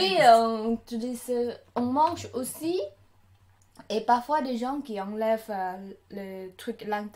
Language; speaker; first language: French; non-native, learner; Khmer